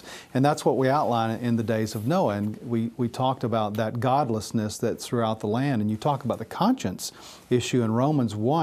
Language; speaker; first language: English; native; English